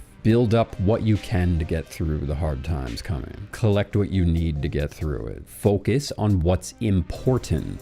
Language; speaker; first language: English; native; English